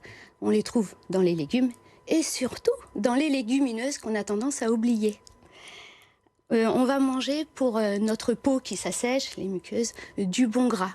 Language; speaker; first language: French; native; French